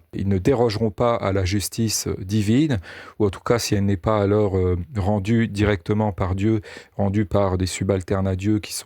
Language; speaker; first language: French; native; French